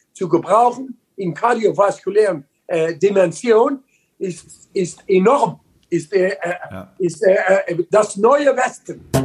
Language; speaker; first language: German; non-native, learner; Dutch